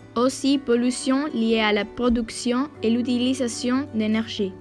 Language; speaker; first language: French; non-native, learner; Spanish